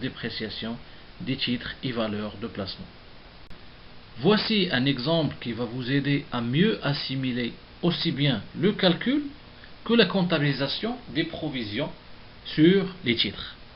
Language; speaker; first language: French; non-native, local second language; Arabic